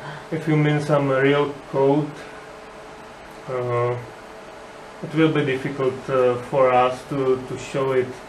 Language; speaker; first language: English; non-native, learner; Czech